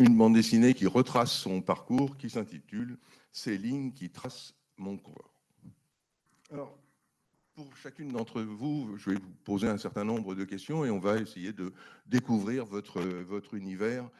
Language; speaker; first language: French; native; French